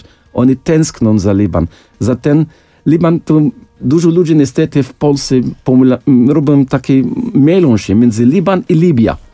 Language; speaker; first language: Polish; non-native, fluent; Arabic